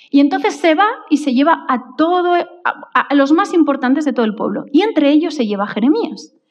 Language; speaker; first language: Spanish; native; Spanish